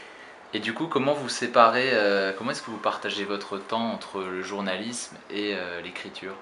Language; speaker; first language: French; native; French